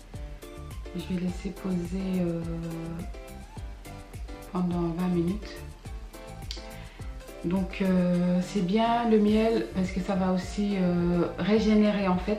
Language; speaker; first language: French; early bilingual, other home language; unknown